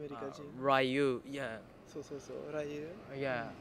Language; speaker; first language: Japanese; non-native, learner; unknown